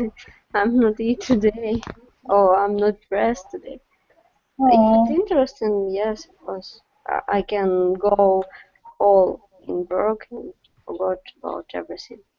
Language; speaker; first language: English; non-native, learner; Russian